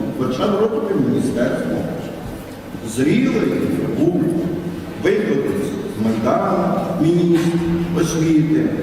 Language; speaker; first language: Ukrainian; native; Ukrainian